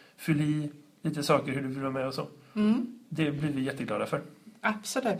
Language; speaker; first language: Swedish; native; Swedish